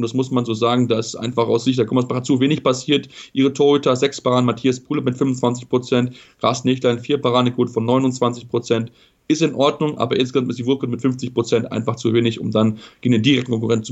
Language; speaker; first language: German; native; German